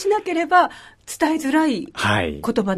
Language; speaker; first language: Japanese; native; Japanese